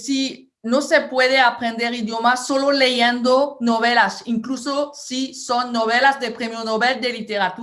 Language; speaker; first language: Spanish; non-native, fluent; French